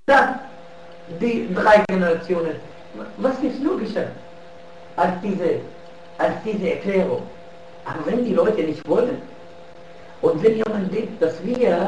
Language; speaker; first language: German; non-native, fluent; Arabic